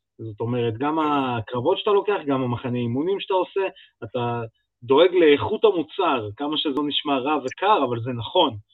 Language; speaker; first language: Hebrew; early bilingual, other home language; Russian